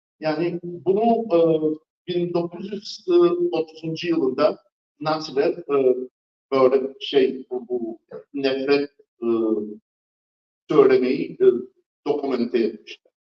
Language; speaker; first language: Turkish; non-native, fluent; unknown